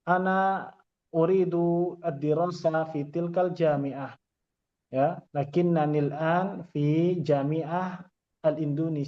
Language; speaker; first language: Arabic; non-native, fluent; Indonesian